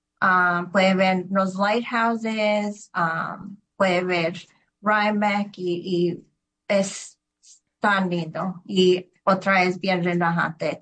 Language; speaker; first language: Spanish; early bilingual, heritage; Spanish